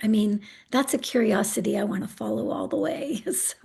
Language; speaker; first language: English; native; English